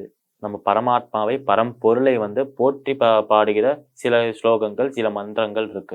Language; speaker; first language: Tamil; native; Tamil